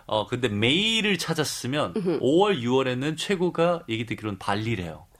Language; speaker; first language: Korean; native; Korean